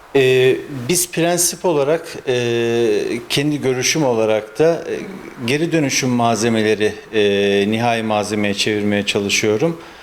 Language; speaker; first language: Turkish; early bilingual, heritage; Turkish